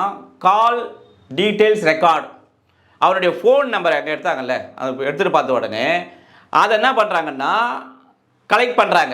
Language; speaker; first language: Tamil; native; Tamil